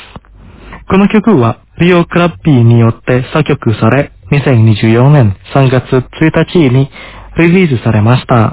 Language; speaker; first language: Japanese; non-native, fluent; Indonesian